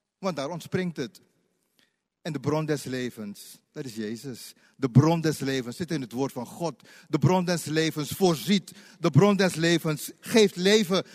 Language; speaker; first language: Dutch; native; Dutch